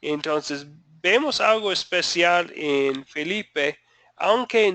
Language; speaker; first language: Spanish; non-native, fluent; English